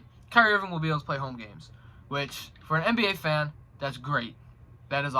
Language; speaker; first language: English; native; English